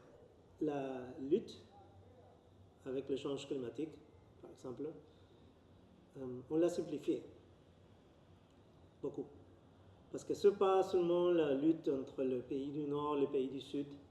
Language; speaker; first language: French; non-native, learner; Spanish